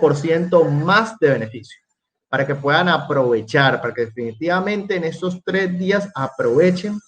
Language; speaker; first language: Spanish; native; Spanish